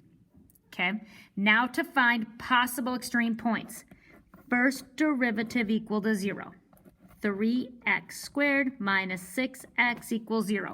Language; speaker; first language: English; native; English